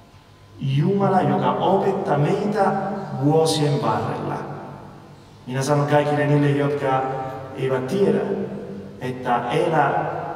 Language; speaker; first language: Finnish; non-native, fluent; Spanish